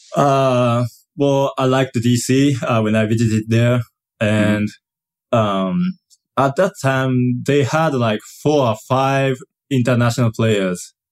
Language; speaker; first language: English; non-native, fluent; Japanese